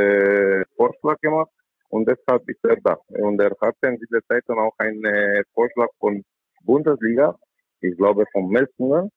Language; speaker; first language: German; non-native, learner; Romanian